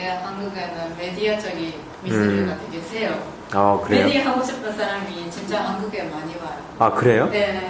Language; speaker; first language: Korean; non-native, fluent; Japanese